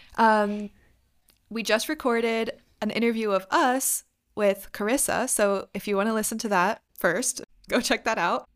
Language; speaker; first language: English; native; English